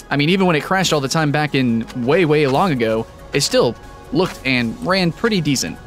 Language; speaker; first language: English; native; English